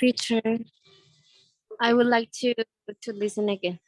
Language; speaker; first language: English; non-native, learner; Spanish